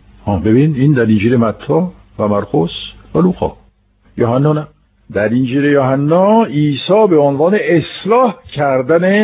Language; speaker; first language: Persian; non-native, fluent; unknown